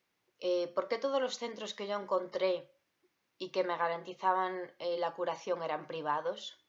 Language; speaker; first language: Spanish; native; Spanish